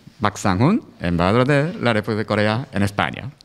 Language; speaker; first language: Spanish; non-native, learner; Korean